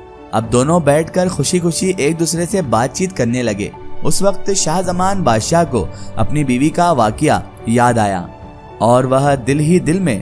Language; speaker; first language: Hindi; native; Hindi